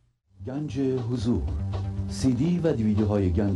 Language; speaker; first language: Persian; native; Persian